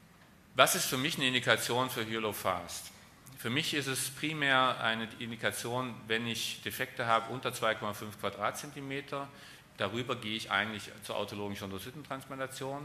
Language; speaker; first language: German; native; German